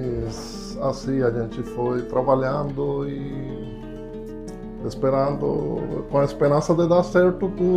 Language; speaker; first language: Portuguese; non-native, fluent; Spanish